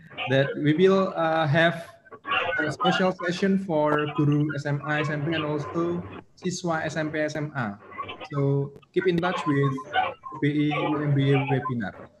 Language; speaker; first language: English; non-native, fluent; Javanese